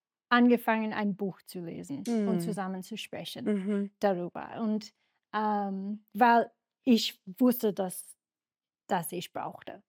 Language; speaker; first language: German; non-native, fluent; English